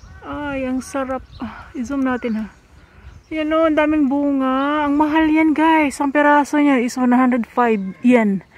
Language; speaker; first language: Filipino; non-native, local second language; Cebuano